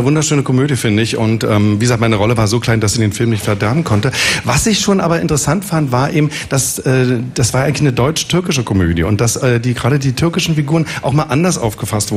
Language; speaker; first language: German; native; German